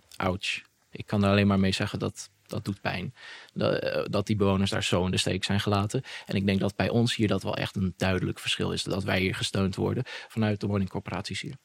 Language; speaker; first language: Dutch; native; Dutch